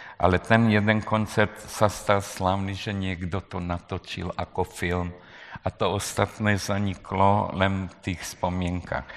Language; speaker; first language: Slovak; non-native, local second language; Hungarian